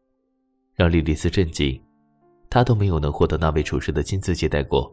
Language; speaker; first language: Chinese; native; Chinese